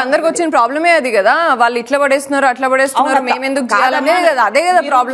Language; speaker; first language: Telugu; native; Telugu